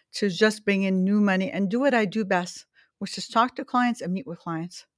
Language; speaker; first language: English; early bilingual, other home language; Arabic